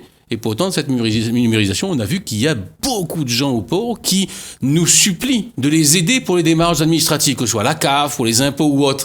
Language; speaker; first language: French; native; French